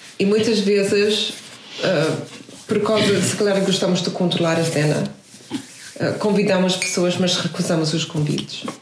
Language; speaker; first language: Portuguese; non-native, fluent; English